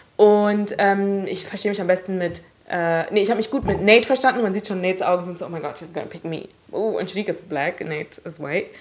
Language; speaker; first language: German; early bilingual, other home language; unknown